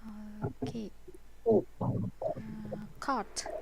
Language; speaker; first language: English; non-native, fluent; Vietnamese